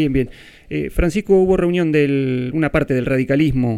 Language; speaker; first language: Spanish; native; Spanish